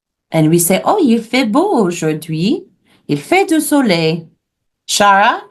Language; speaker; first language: French; non-native, fluent; English